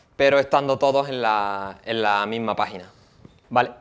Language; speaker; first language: Spanish; native; Spanish